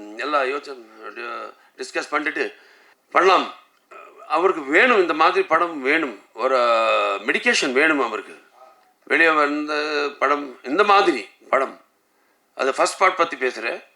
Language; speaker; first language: Tamil; non-native, local second language; Telugu